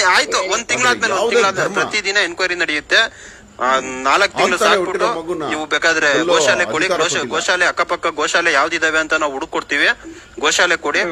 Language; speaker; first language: Kannada; native; Kannada